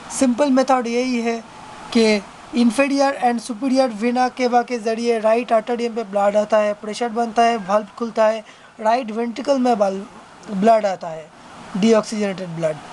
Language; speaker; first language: Hindi; non-native, local second language; Bangla